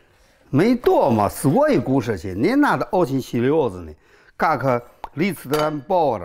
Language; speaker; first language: Russian; non-native, learner; Chinese